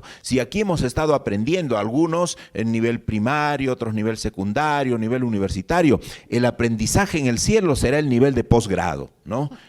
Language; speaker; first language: Spanish; native; Spanish